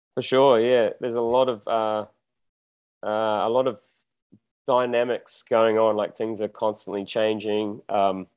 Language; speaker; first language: English; native; English